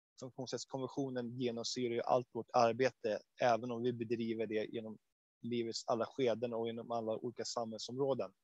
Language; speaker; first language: Swedish; native; Swedish